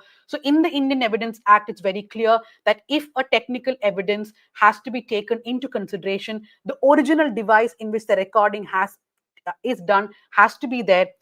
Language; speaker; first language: English; non-native, local second language; Malayalam